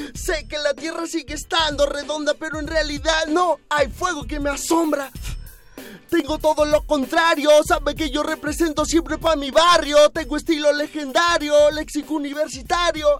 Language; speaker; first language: Spanish; native; Spanish